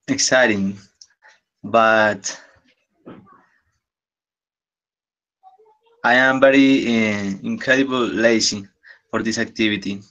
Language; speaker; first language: English; non-native, learner; Spanish